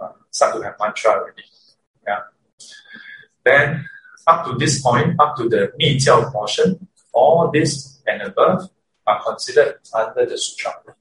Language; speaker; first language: English; native; English